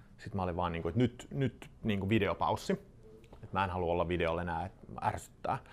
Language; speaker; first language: Finnish; non-native, fluent; Swedish